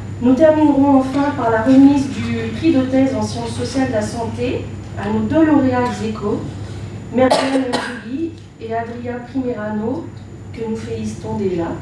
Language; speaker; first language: French; native; French